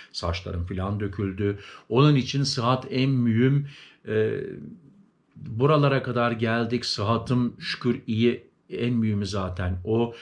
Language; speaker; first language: Turkish; early bilingual, heritage; Turkish